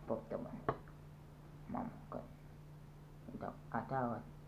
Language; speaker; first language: Romanian; non-native, learner; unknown